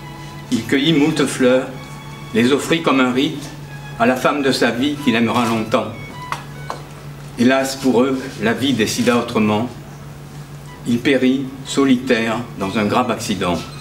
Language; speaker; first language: French; native; French